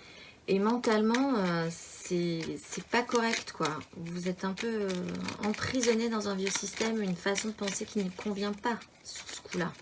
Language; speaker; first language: French; native; French